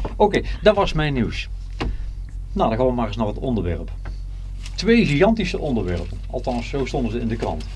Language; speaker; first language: Dutch; native; Dutch